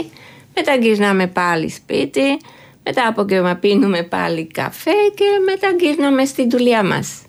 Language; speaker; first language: Greek; non-native, learner; Georgian